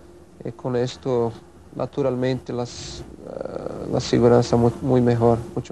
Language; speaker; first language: Spanish; non-native, fluent; Portuguese